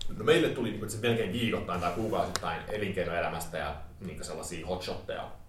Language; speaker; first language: Finnish; early bilingual, heritage; Finnish